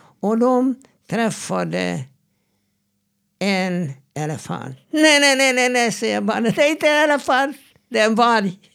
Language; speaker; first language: Swedish; non-native, fluent; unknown